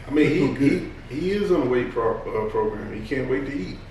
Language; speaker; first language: English; native; English